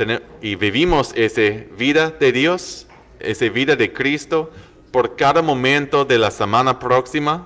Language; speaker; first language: Spanish; non-native, learner; English